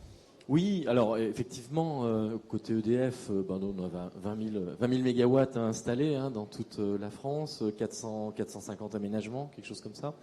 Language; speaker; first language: French; native; French